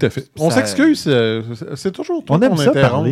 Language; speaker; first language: French; native; French